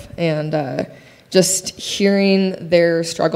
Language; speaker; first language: English; native; English